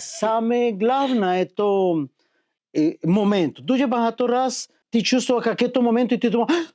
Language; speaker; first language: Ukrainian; non-native, learner; Spanish